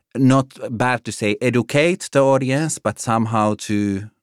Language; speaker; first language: English; non-native, fluent; Finnish